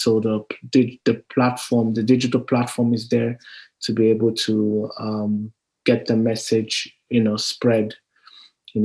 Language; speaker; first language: English; non-native, local second language; Yoruba